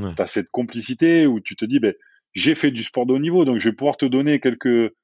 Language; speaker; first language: French; native; French